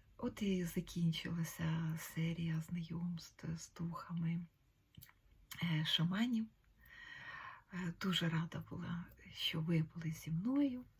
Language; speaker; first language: Ukrainian; native; Ukrainian